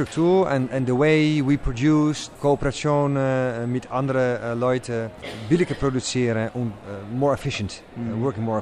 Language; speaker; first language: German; non-native, learner; Dutch